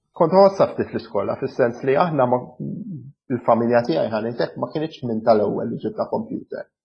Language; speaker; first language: Maltese; early bilingual, other home language; English